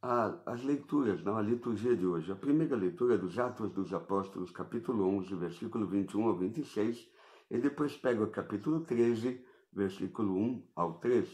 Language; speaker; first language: Portuguese; native; Portuguese